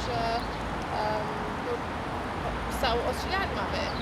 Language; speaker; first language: Polish; non-native, learner; Afrikaans